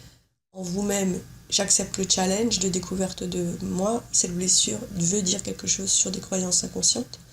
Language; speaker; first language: French; native; French